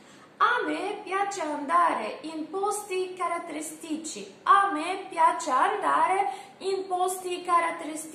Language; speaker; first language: Italian; non-native, fluent; Arabic